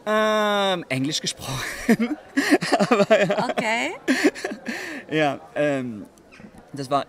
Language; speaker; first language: German; non-native, learner; French